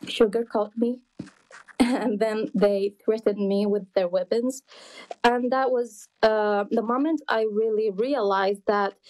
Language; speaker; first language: English; non-native, fluent; Arabic